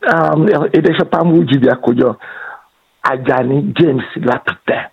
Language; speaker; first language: Hungarian; non-native, fluent; Yoruba